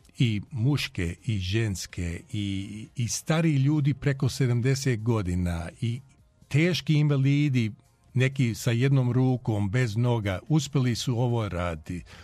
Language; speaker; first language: Croatian; early bilingual, heritage; Croatian